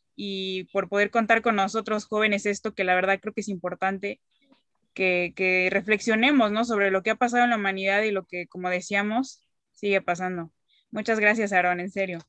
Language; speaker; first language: Spanish; native; Spanish